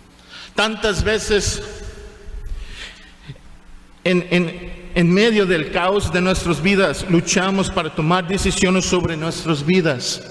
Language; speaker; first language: Spanish; non-native, fluent; English